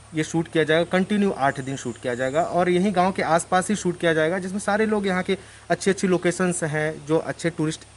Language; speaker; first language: Hindi; native; Hindi